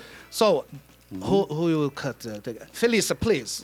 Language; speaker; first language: English; non-native, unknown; Portuguese